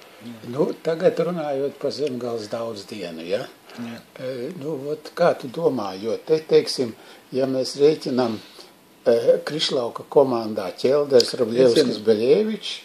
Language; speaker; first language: Latvian; native; Latvian